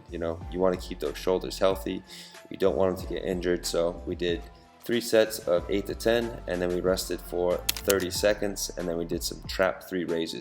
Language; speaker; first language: English; native; English